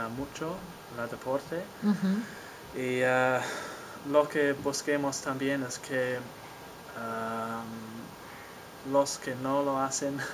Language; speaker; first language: Spanish; non-native, learner; English